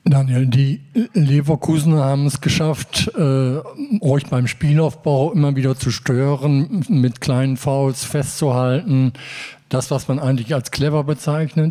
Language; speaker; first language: German; native; German